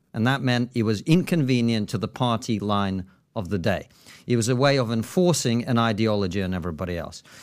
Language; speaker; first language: English; non-native, fluent; Russian